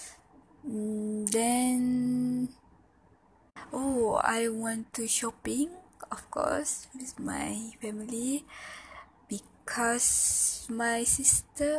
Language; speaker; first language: English; non-native, local second language; Malay